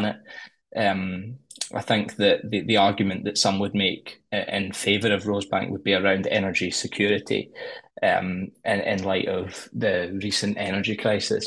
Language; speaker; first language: English; native; English